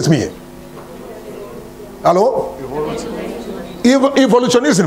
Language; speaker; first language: Romanian; non-native, learner; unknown